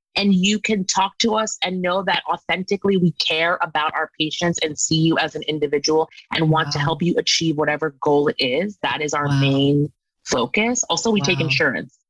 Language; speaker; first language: English; native; English